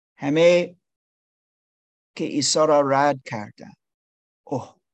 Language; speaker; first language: Persian; non-native, learner; English